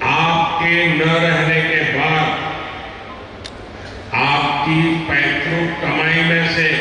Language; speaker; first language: Hindi; non-native, local second language; Gujarati